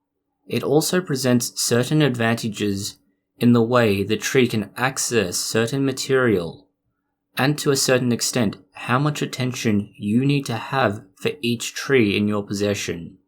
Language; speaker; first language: English; native; English